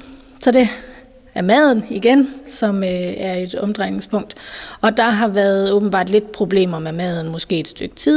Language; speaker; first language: Danish; native; Danish